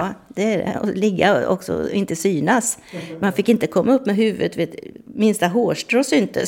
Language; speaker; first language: Swedish; native; Swedish